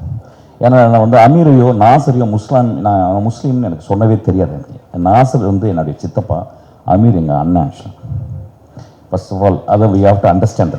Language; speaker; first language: Tamil; native; Tamil